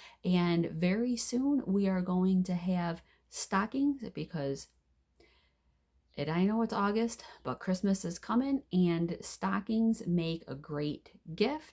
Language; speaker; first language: English; native; English